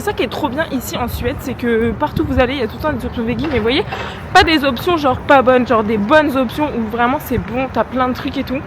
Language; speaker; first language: French; native; French